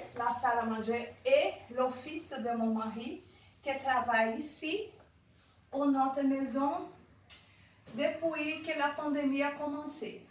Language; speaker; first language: French; non-native, learner; Portuguese